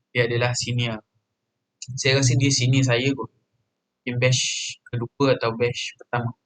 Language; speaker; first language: Malay; native; Malay